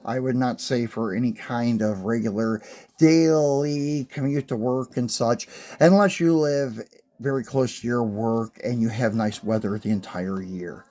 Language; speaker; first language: English; native; English